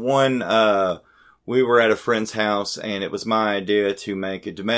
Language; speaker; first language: English; native; English